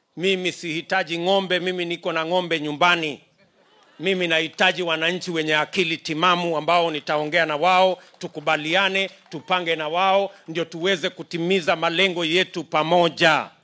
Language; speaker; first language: Swahili; non-native, local second language; Kalenjin